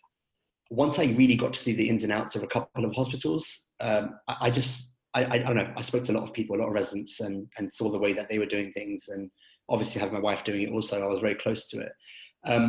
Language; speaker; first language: English; native; English